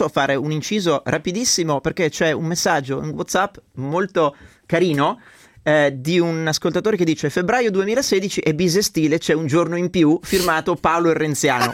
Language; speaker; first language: Italian; native; Italian